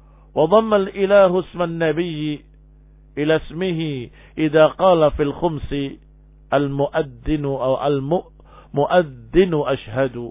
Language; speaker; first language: Arabic; non-native, fluent; Indonesian